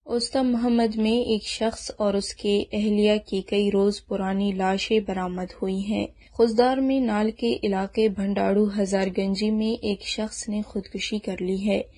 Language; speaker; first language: Urdu; non-native, local second language; Baluchi